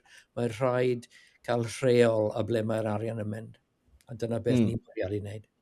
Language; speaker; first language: Welsh; non-native, learner; English